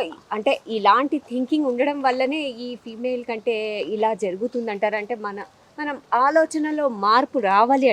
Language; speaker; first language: Telugu; native; Telugu